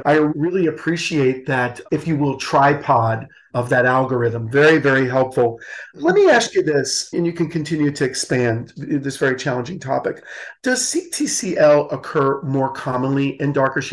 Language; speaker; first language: English; native; English